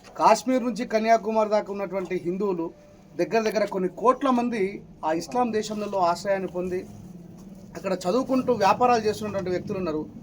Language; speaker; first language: Telugu; native; Telugu